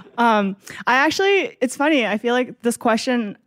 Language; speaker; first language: English; native; English